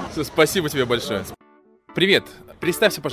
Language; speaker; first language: Russian; native; Russian